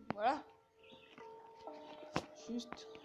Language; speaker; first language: French; native; French